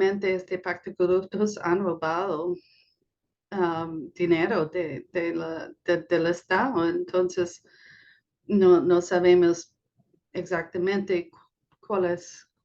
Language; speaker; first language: Spanish; non-native, fluent; English